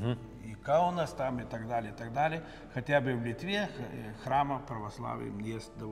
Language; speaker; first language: Russian; non-native, local second language; Lithuanian